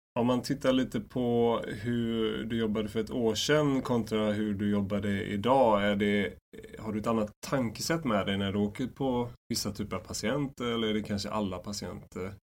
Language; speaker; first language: Swedish; native; Swedish